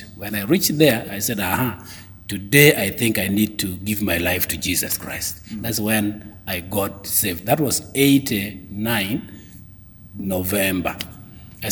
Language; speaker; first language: English; non-native, local second language; Acoli